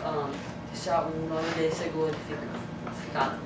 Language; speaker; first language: Portuguese; early bilingual, heritage; English